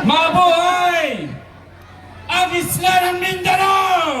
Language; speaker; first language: Filipino; non-native, local second language; Iloko